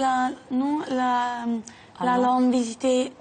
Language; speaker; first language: French; non-native, learner; Italian